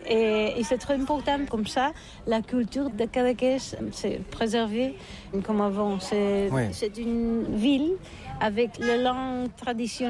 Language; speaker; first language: French; non-native, learner; Catalan